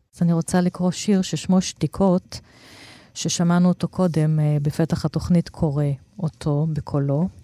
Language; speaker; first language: Hebrew; native; Hebrew